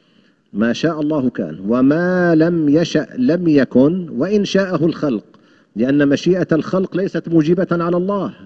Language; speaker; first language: Arabic; native; Arabic